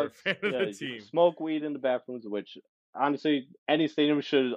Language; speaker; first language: English; native; English